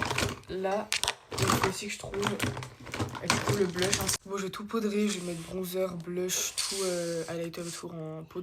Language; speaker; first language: French; native; French